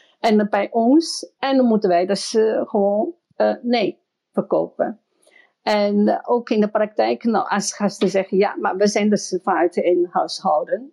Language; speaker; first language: Dutch; non-native, fluent; Chinese